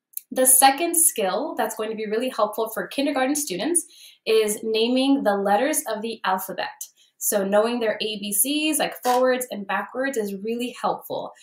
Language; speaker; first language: English; early bilingual, other home language; Spanish